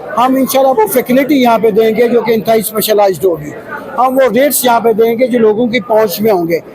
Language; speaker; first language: Urdu; non-native, local second language; Punjabi